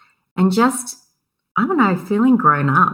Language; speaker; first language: English; native; English